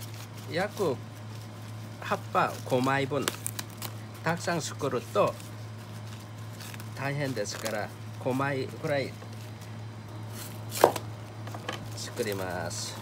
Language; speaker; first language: Japanese; non-native, fluent; Korean